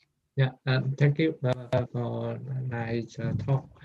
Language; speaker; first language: English; non-native, learner; Vietnamese